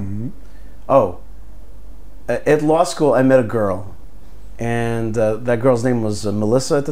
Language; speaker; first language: English; early bilingual, other home language; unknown